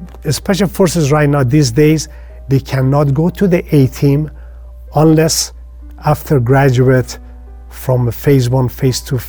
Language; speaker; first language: English; non-native, fluent; Persian